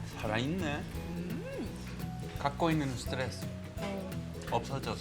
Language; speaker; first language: Korean; non-native, fluent; Spanish